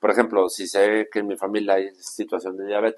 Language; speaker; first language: Spanish; native; Spanish